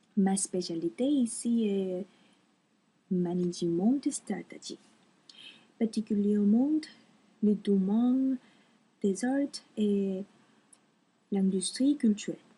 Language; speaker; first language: French; non-native, learner; Korean